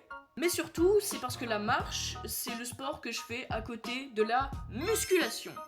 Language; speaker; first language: French; native; French